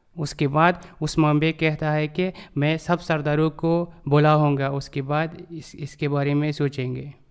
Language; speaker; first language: Urdu; non-native, learner; Turkish